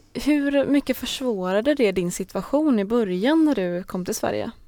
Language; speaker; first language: Swedish; native; Swedish